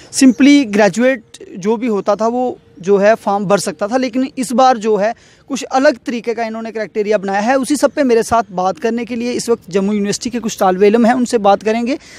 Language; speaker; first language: Hindi; non-native, local second language; Kashmiri